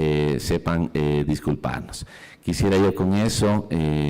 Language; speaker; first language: Spanish; native; Spanish